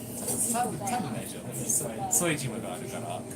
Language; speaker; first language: Japanese; non-native, learner; English